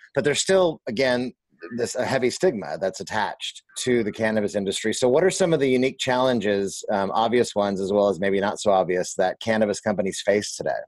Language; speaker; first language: English; native; English